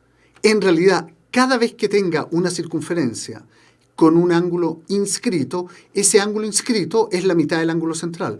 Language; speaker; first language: Spanish; native; Spanish